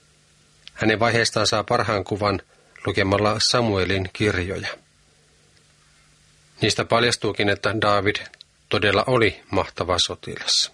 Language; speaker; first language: Finnish; native; Finnish